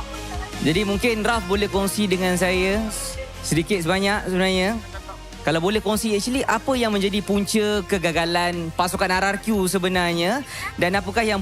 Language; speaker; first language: Malay; native; Malay